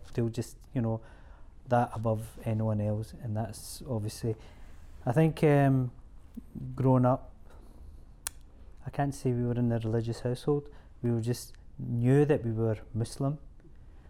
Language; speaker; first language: English; native; English